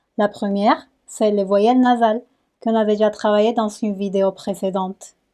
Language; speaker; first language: French; non-native, fluent; Spanish